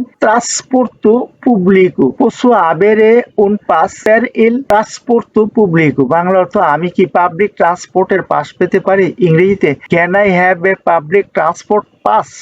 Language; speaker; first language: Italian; non-native, fluent; Bangla